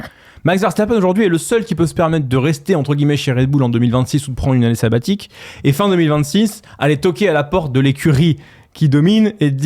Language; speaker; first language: French; native; French